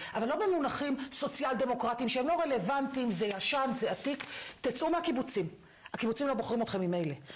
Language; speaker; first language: Hebrew; native; Hebrew